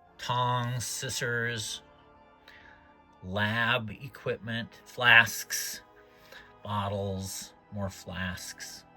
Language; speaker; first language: English; native; English